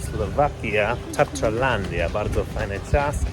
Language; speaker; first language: Polish; non-native, learner; English